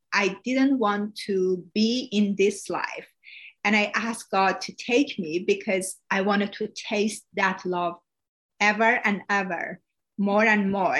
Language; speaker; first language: English; non-native, fluent; Persian